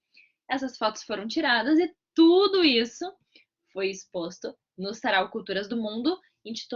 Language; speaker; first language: Portuguese; native; Portuguese